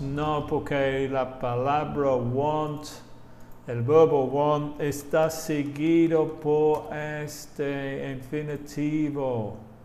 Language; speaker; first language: Spanish; non-native, fluent; English